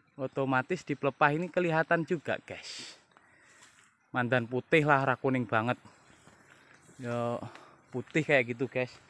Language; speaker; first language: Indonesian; non-native, local second language; Javanese